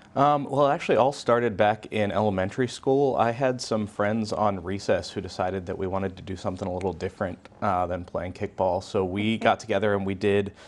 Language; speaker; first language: English; native; English